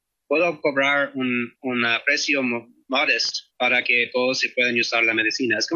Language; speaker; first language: Spanish; non-native, fluent; English